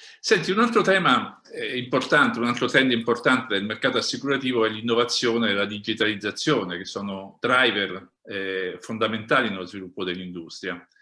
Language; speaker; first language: Italian; native; Italian